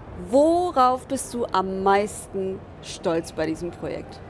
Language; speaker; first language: German; native; German